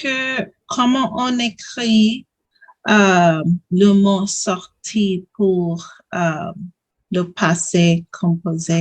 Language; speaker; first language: French; non-native, learner; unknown